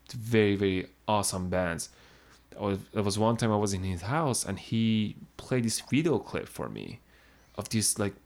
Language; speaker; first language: English; non-native, fluent; Persian